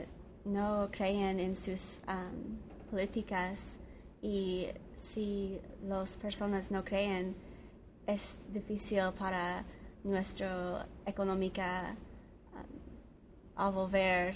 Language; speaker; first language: Spanish; non-native, learner; English